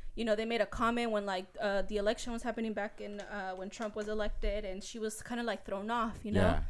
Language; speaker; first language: English; early bilingual, other home language; Spanish